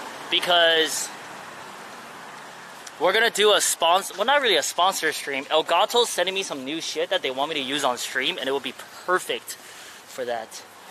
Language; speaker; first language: English; early bilingual, other home language; Chinese